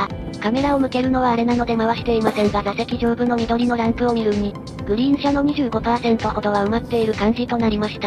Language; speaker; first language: Japanese; native; Japanese